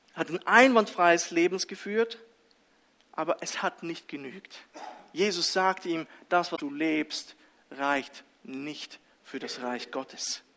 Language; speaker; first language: German; early bilingual, other home language; Russian